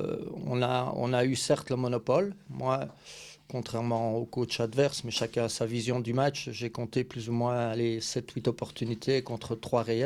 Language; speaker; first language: French; native; French